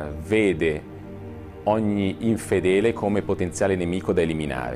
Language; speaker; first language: Italian; native; Italian